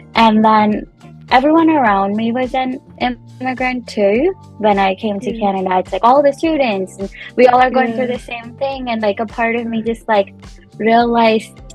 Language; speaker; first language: English; non-native, local second language; Punjabi